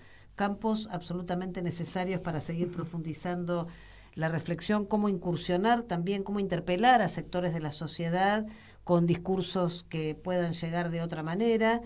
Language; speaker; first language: Spanish; native; Spanish